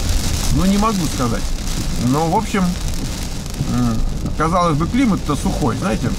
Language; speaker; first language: Russian; native; Russian